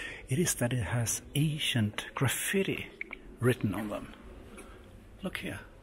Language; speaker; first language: English; non-native, fluent; Swedish